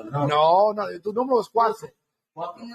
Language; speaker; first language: Spanish; non-native, learner; English